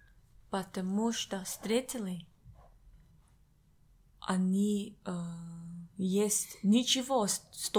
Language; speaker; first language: Russian; non-native, learner; English